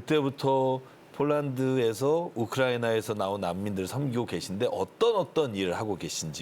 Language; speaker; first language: Korean; native; Korean